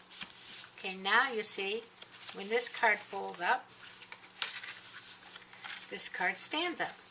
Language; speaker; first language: English; native; English